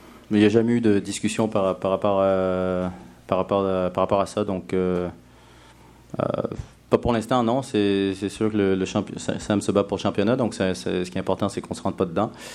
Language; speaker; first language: French; native; French